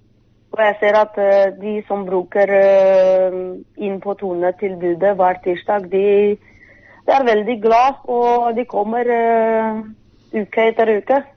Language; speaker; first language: Norwegian; non-native, fluent; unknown